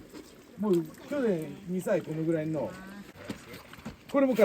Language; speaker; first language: Japanese; native; Japanese